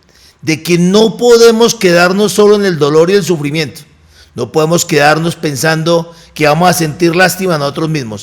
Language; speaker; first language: Spanish; native; Spanish